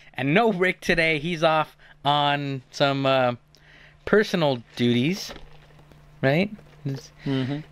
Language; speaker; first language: English; native; English